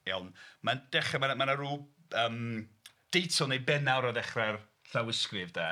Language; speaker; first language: Welsh; non-native, fluent; English